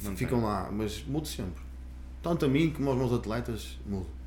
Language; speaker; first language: Portuguese; native; Portuguese